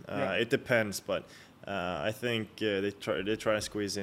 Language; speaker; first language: English; non-native, fluent; Swedish